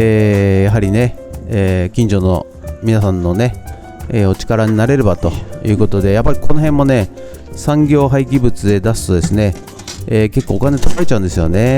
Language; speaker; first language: Japanese; native; Japanese